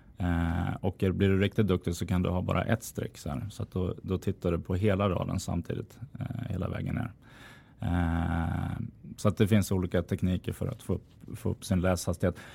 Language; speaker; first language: Swedish; native; Swedish